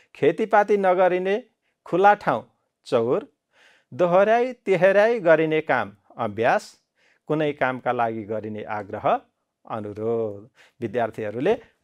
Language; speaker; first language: Nepali; native; Nepali